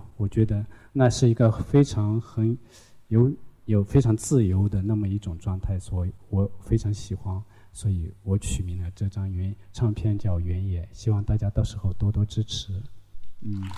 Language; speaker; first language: Chinese; non-native, local second language; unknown